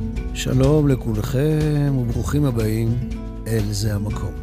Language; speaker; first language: Hebrew; native; Hebrew